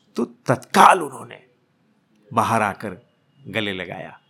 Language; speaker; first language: Hindi; native; Hindi